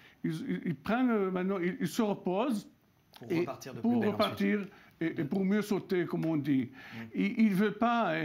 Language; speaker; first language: French; non-native, local second language; Arabic